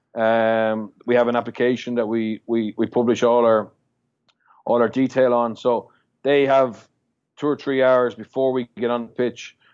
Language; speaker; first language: English; native; English